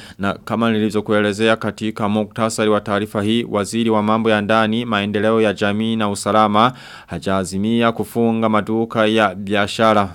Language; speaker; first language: Swahili; non-native, local second language; Rundi